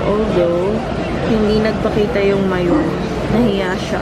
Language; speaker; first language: Filipino; early bilingual, heritage; Filipino